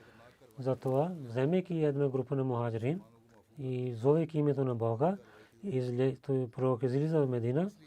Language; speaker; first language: Bulgarian; non-native, learner; Urdu